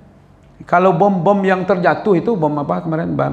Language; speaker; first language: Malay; non-native, local second language; Minangkabau